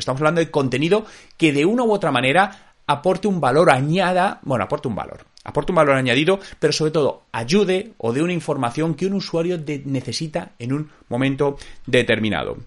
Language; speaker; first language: Spanish; native; Spanish